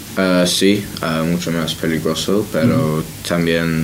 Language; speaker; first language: Spanish; non-native, learner; English